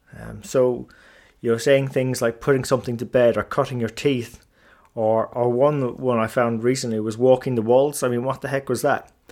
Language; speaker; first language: English; native; English